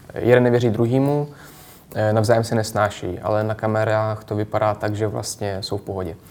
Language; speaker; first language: Czech; non-native, fluent; Russian